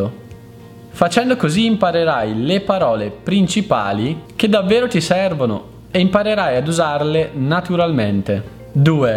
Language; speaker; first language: Italian; native; Italian